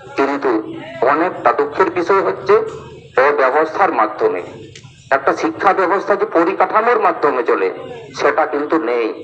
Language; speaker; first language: Bangla; non-native, local second language; Santali